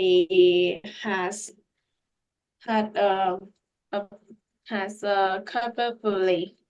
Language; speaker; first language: English; non-native, learner; Vietnamese